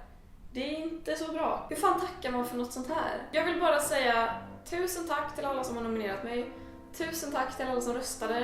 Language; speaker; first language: Swedish; native; Swedish